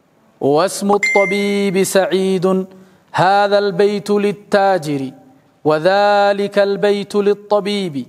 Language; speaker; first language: Arabic; non-native, fluent; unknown